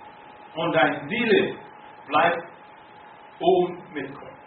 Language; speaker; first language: German; non-native, fluent; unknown